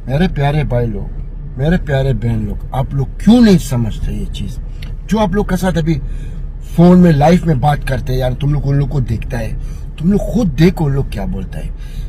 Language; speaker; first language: Hindi; non-native, fluent; Arabic